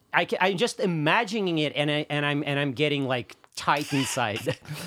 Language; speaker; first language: English; non-native, fluent; Russian